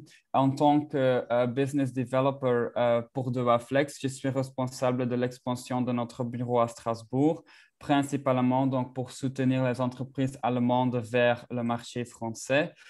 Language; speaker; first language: French; non-native, local second language; Dutch